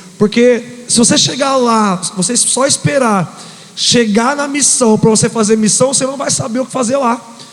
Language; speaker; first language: Portuguese; native; Portuguese